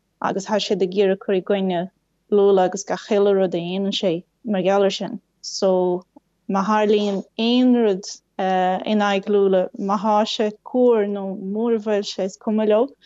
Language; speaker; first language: Irish; non-native, fluent; Portuguese